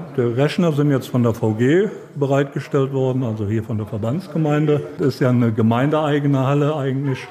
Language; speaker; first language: German; native; German